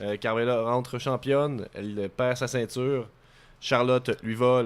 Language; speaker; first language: French; native; French